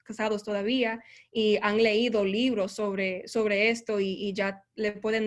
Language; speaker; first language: Spanish; early bilingual, heritage; Spanish